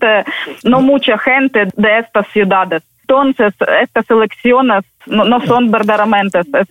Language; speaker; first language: Spanish; non-native, learner; Ukrainian